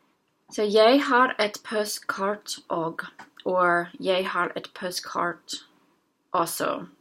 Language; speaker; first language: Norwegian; non-native, learner; English